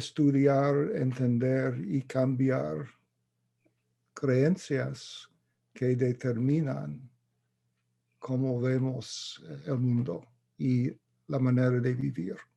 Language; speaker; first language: Spanish; non-native, fluent; English